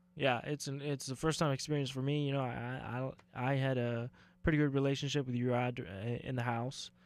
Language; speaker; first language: English; native; English